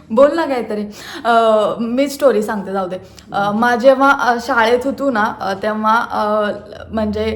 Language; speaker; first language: Marathi; non-native, local second language; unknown